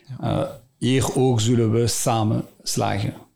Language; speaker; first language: Dutch; non-native, local second language; French